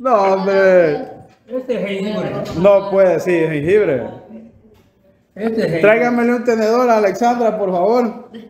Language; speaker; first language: Spanish; native; Spanish